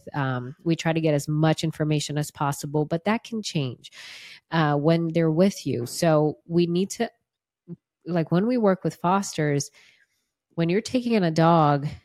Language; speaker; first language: English; non-native, fluent; Portuguese